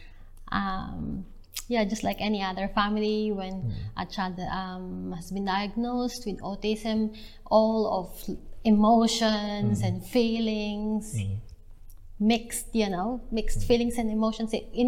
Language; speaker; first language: English; non-native, local second language; Filipino